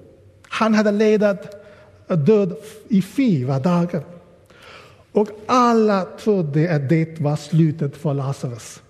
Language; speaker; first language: Swedish; non-native, fluent; English